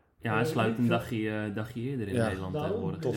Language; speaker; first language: Dutch; native; Dutch